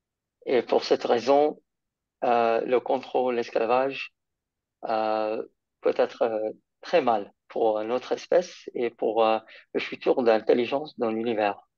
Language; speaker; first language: French; non-native, fluent; English